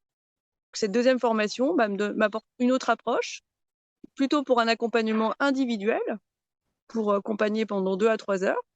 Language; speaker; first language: French; native; French